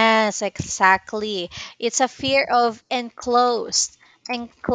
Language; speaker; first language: English; non-native, local second language; Filipino